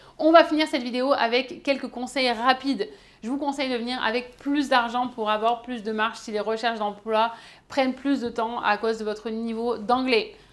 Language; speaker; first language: French; native; French